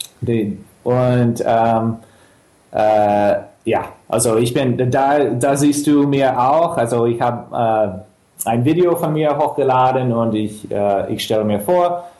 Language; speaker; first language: German; non-native, fluent; English